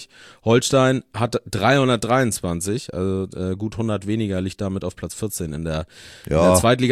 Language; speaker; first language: German; native; German